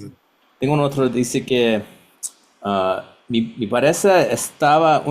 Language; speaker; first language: Spanish; non-native, learner; English